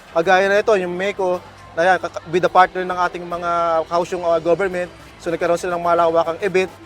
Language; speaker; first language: Filipino; non-native, local second language; Bikol